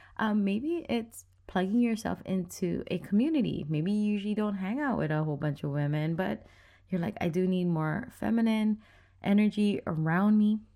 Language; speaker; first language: English; native; English